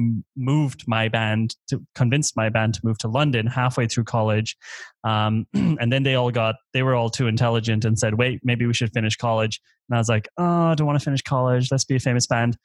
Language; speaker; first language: English; native; English